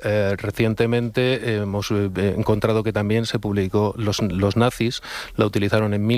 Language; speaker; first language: Spanish; native; Spanish